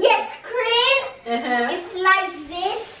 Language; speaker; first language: English; early bilingual, heritage; English